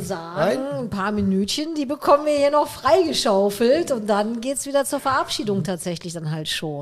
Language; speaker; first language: German; native; German